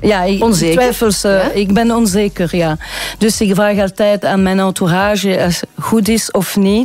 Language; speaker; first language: Dutch; non-native, local second language; French